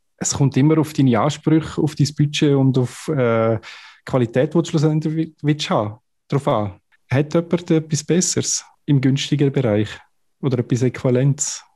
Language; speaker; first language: German; native; German